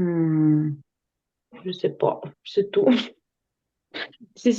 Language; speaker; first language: French; non-native, learner; Ukrainian